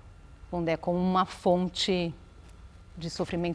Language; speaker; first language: Portuguese; native; Portuguese